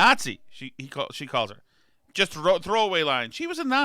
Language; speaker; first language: English; native; English